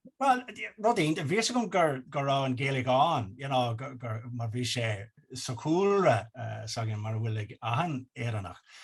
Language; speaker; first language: Irish; non-native, local second language; English